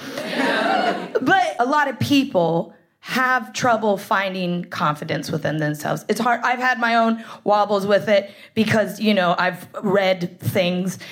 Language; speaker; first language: English; native; English